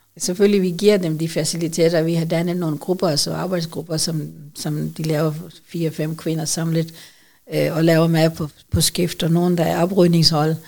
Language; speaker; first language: Danish; non-native, fluent; Urdu